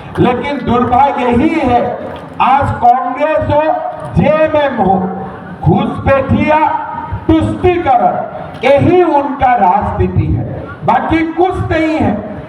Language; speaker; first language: Hindi; non-native, local second language; Assamese